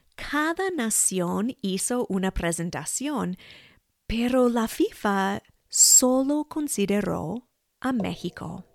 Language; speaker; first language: Spanish; non-native, fluent; English